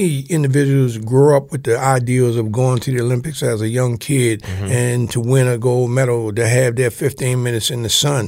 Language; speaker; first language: English; native; English